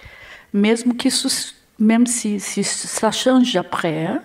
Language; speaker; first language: French; non-native, learner; Portuguese